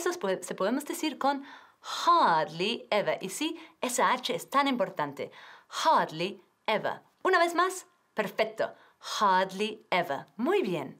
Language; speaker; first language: Spanish; non-native, fluent; English